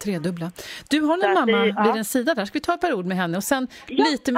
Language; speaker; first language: Swedish; native; Swedish